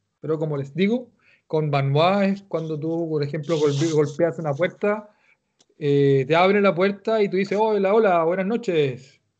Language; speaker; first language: Spanish; native; Spanish